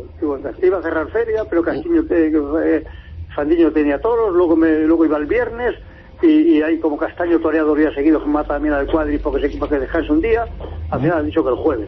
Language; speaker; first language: Spanish; native; Spanish